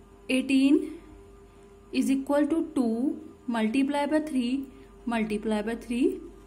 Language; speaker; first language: English; non-native, local second language; Hindi